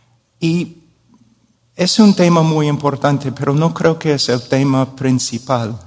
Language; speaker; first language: Spanish; non-native, fluent; English